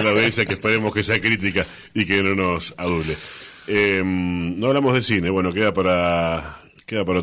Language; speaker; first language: Spanish; native; Spanish